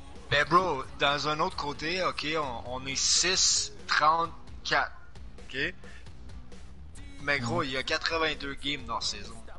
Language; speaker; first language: French; native; French